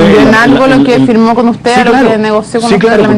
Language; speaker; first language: Spanish; native; Spanish